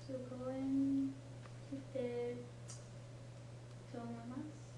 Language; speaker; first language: Japanese; non-native, learner; English